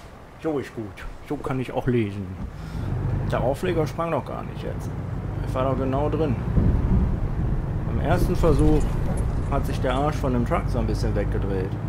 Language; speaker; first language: German; native; German